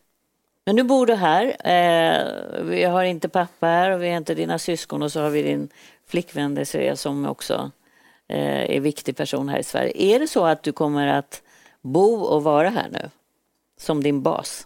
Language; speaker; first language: Swedish; native; Swedish